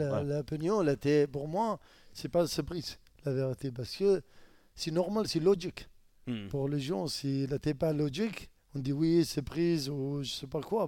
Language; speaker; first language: French; non-native, learner; Arabic